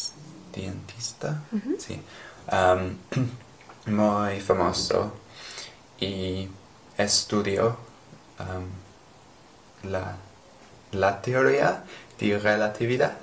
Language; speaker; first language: Spanish; non-native, learner; English